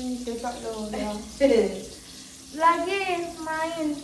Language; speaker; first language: Indonesian; non-native, local second language; Javanese